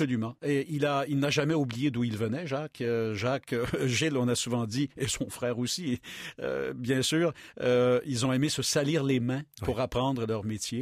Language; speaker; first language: French; native; French